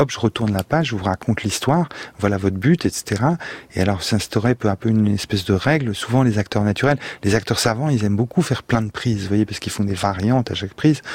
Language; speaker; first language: French; native; French